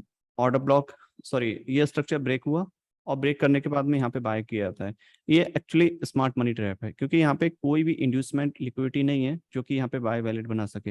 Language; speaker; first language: Hindi; native; Hindi